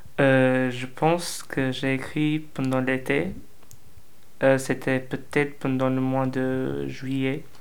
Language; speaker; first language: French; non-native, fluent; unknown